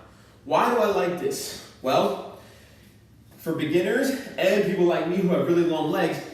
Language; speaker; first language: English; native; English